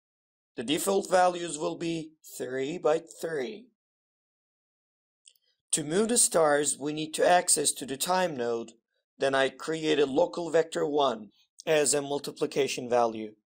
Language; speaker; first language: English; non-native, fluent; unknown